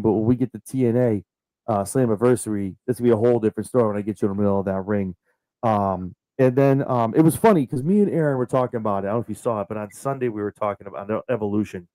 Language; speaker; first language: English; native; English